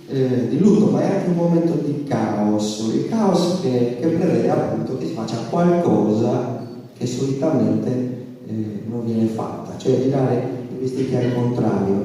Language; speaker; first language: Italian; native; Italian